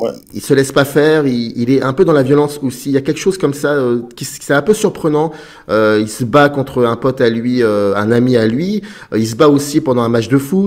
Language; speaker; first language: French; native; French